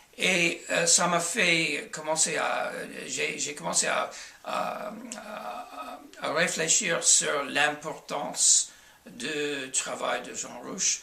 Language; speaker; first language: French; non-native, fluent; English